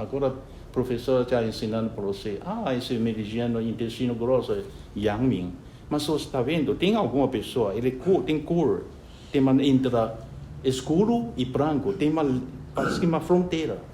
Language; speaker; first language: Portuguese; non-native, fluent; Chinese